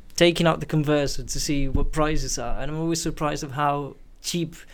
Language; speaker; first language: English; non-native, fluent; Spanish